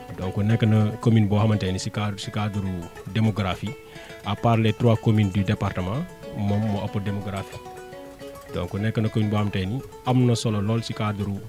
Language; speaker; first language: Wolof; native; Wolof